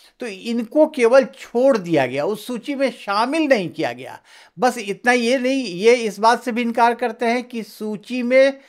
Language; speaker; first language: Hindi; native; Hindi